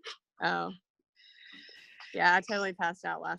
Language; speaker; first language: English; native; English